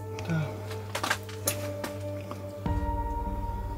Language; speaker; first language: Chinese; native; Chinese